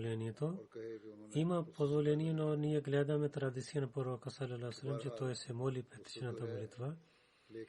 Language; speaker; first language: Bulgarian; non-native, learner; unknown